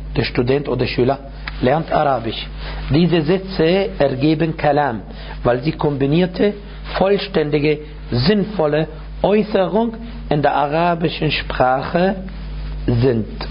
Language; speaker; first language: German; non-native, fluent; Arabic